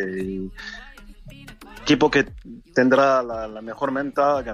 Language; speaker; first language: Spanish; non-native, fluent; French